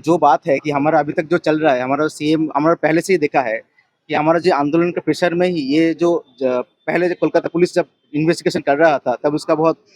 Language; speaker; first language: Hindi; non-native, local second language; Bangla